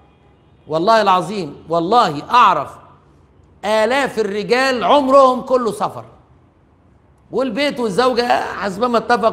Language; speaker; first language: Arabic; native; Arabic